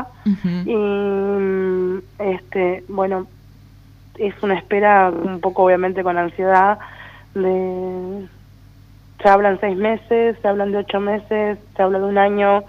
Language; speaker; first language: Spanish; native; Spanish